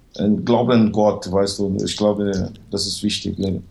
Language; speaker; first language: German; non-native, learner; Portuguese